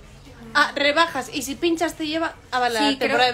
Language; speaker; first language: Spanish; native; Spanish